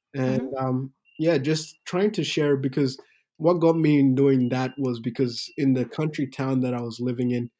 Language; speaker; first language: English; early bilingual, other home language; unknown